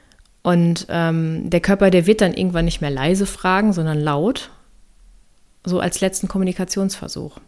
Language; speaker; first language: German; native; German